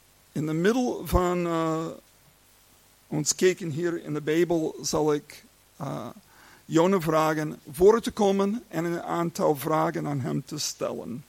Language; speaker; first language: Dutch; non-native, learner; English